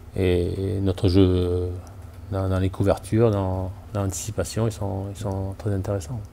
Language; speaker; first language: French; native; French